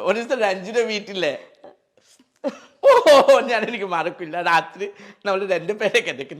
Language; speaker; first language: Malayalam; non-native, fluent; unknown